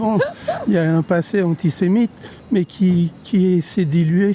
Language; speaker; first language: French; native; French